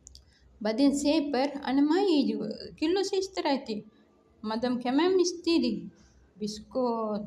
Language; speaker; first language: Arabic; non-native, learner; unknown